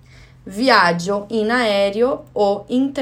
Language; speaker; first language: Italian; non-native, learner; Portuguese